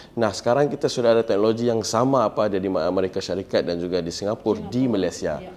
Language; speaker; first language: Malay; native; Malay